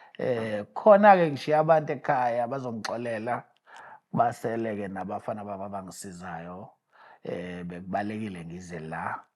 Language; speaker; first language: Zulu; native; Zulu